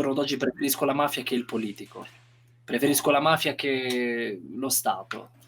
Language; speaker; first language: Italian; non-native, fluent; Romanian